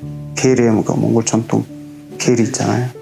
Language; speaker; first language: Korean; non-native, fluent; Mongolian